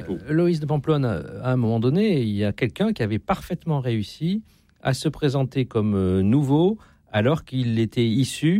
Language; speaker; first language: French; native; French